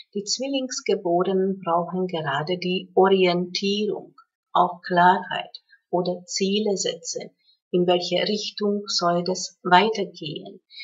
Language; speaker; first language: German; non-native, fluent; Hungarian